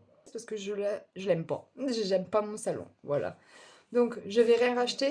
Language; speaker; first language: French; native; French